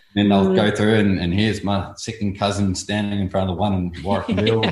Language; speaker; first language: English; native; English